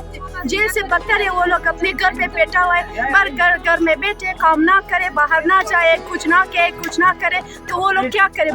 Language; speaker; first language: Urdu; non-native, learner; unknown